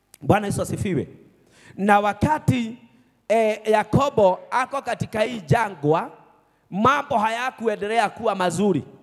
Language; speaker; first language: Swahili; non-native, local second language; Kikuyu